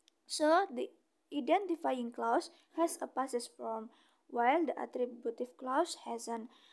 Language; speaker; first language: English; non-native, learner; Indonesian